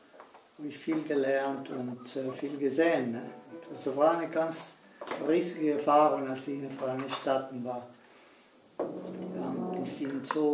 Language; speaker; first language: German; non-native, fluent; Spanish